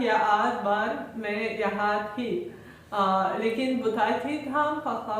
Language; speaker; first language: Hindi; non-native, learner; Russian